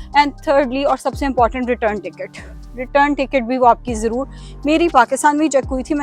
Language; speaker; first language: Urdu; native; Urdu